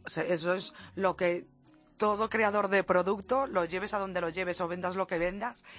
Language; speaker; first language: Spanish; native; Spanish